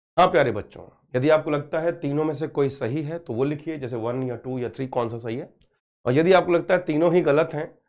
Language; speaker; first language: Hindi; native; Hindi